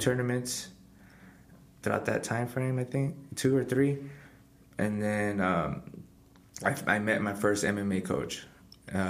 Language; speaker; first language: English; native; English